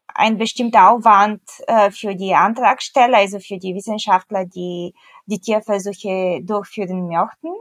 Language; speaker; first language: German; non-native, fluent; Bulgarian